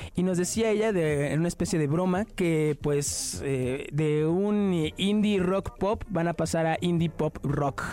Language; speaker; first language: Spanish; native; Spanish